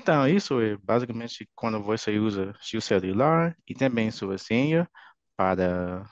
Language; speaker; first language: Portuguese; non-native, fluent; English